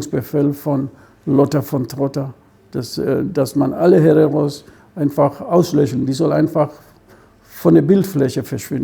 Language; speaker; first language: German; non-native, fluent; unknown